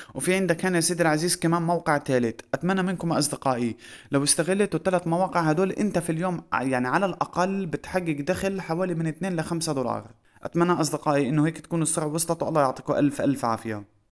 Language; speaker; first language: Arabic; native; Arabic